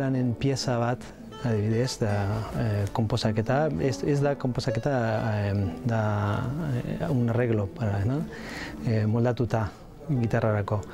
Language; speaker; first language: Basque; non-native, learner; Spanish